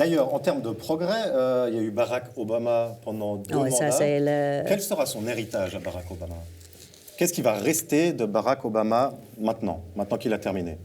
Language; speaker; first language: French; native; French